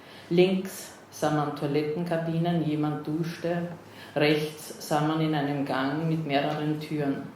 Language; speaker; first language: German; native; German